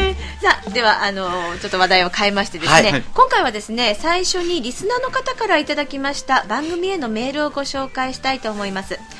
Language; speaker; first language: Japanese; native; Japanese